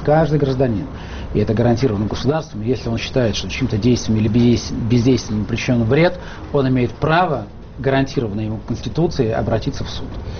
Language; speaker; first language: Russian; native; Russian